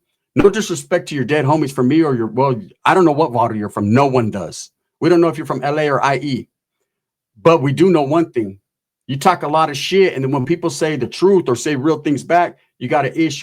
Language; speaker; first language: English; native; English